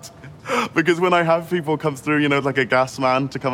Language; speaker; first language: English; native; English